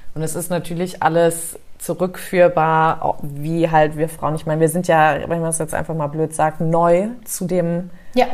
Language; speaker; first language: German; early bilingual, heritage; German